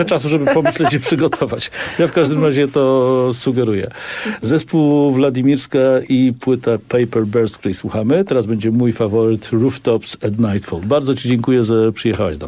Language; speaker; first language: Polish; native; Polish